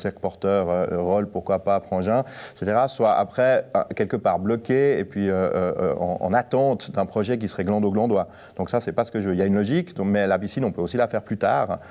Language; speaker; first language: French; native; French